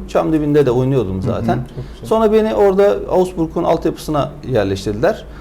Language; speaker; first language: Turkish; native; Turkish